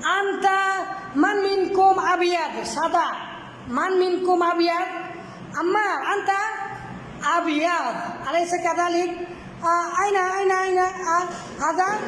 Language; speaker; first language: Arabic; non-native, fluent; Bangla